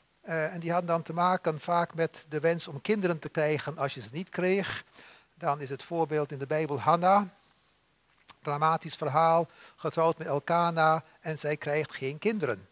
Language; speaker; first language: Dutch; native; Dutch